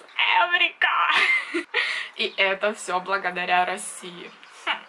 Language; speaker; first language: Russian; native; Russian